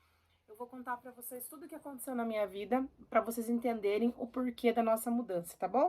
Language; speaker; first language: Portuguese; native; Portuguese